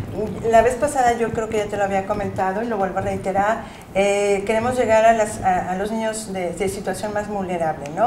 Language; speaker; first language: Spanish; native; Spanish